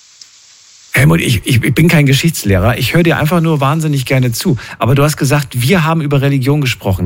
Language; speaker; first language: German; native; German